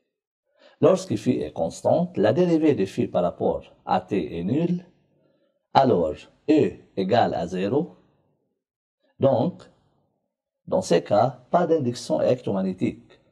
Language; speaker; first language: French; non-native, local second language; Arabic